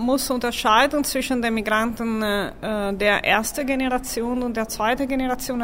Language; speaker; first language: German; non-native, fluent; Italian